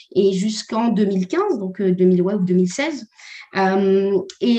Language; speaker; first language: French; native; French